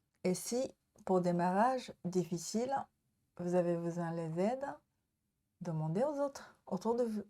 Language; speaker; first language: French; non-native, learner; Japanese